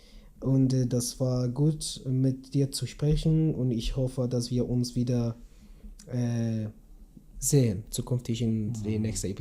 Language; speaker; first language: German; non-native, learner; Kurdish